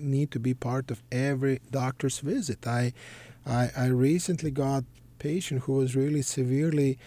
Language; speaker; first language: English; non-native, fluent; Serbian